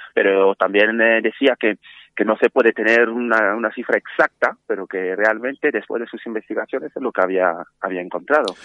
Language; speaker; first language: Spanish; non-native, fluent; French